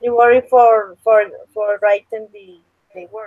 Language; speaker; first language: English; non-native, learner; Spanish